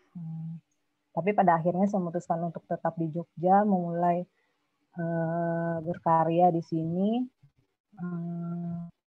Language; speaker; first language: Indonesian; non-native, local second language; Minangkabau